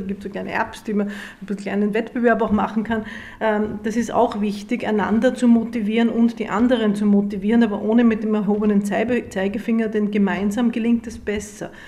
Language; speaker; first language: German; native; German